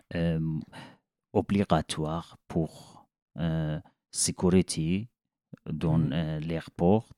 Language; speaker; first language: French; non-native, learner; Persian